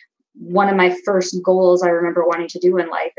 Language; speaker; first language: English; native; English